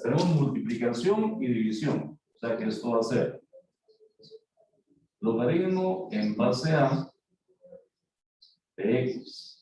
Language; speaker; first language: Spanish; native; Spanish